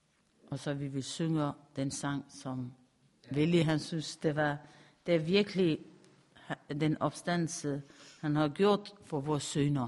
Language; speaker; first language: Danish; non-native, fluent; Persian